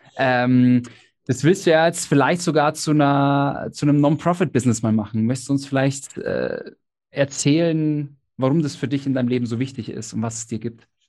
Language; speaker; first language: German; native; German